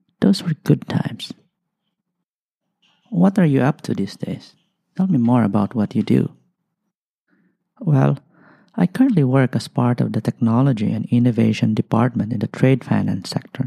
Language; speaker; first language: English; non-native, local second language; Bikol